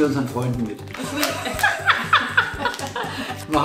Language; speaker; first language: German; native; German